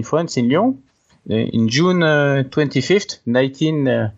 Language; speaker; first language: English; non-native, learner; French